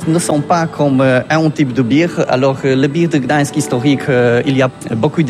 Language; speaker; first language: French; non-native, learner; Polish